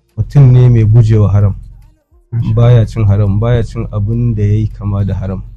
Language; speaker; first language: Hausa; native; Hausa